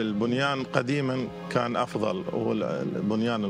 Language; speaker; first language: Arabic; native; Arabic